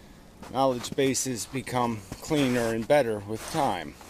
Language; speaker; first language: English; native; English